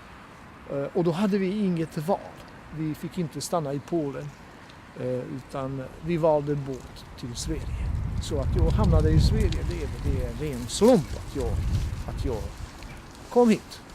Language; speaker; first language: Swedish; non-native, fluent; Bosnian